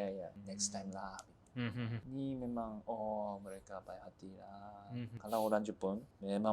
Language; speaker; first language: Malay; non-native, fluent; Japanese